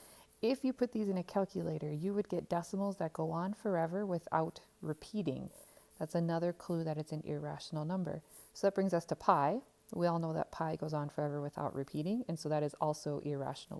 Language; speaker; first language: English; native; English